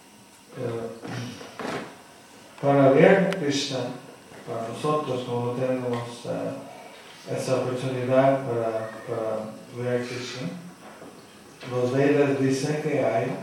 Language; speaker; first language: Spanish; non-native, fluent; English